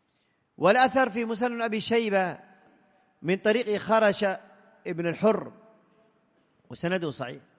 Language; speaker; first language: Arabic; native; Arabic